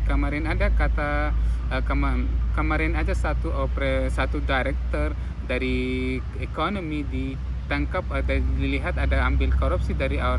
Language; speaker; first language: Indonesian; non-native, fluent; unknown